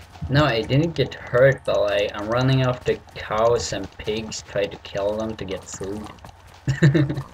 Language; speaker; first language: English; non-native, fluent; Swedish